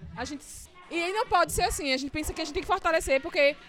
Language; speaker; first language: Portuguese; native; Portuguese